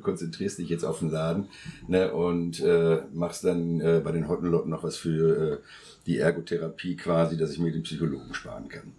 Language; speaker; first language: German; native; German